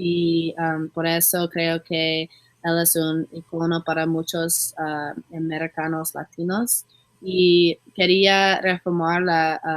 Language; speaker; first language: Spanish; non-native, learner; English